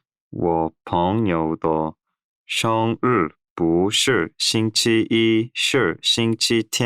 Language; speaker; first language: Chinese; non-native, learner; Korean